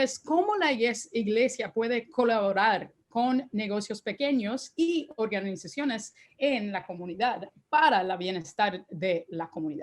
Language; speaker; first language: Spanish; early bilingual, heritage; Spanish